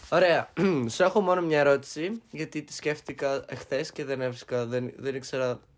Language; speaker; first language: Greek; early bilingual, heritage; Greek